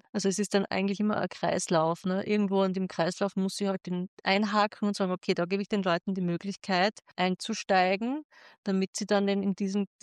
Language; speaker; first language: German; native; German